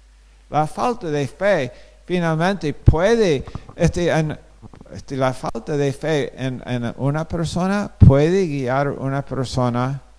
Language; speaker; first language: Spanish; non-native, fluent; English